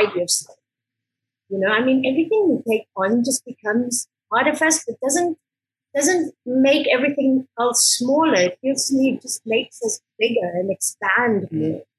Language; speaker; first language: English; native; English